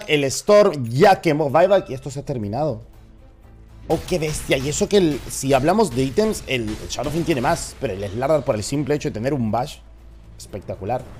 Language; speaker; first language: Spanish; native; Spanish